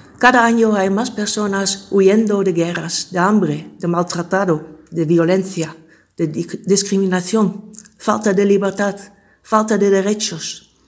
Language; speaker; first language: Spanish; non-native, fluent; Dutch